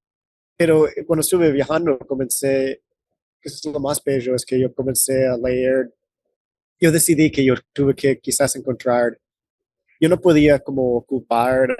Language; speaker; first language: Spanish; non-native, fluent; English